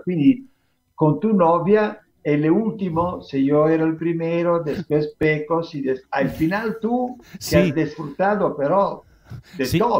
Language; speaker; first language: Spanish; non-native, fluent; Italian